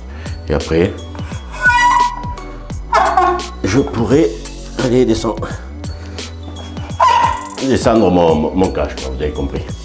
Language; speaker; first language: French; native; French